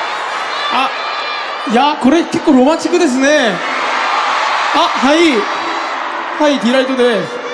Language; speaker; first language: Japanese; non-native, fluent; Korean